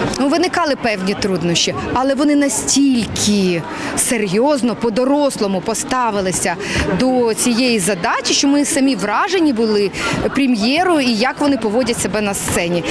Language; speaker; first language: Ukrainian; native; Ukrainian